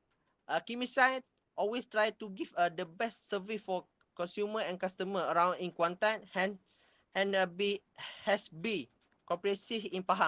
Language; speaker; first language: English; non-native, local second language; Malay